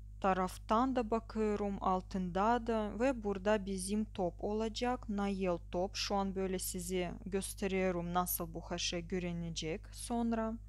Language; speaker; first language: Turkish; non-native, learner; Russian